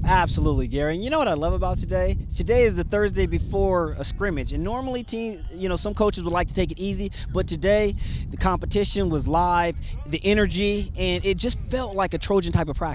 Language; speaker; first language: English; native; English